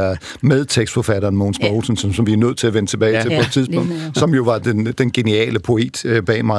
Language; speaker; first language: Danish; native; Danish